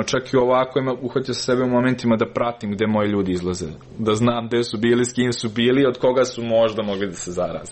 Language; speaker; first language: Serbian; native; Serbian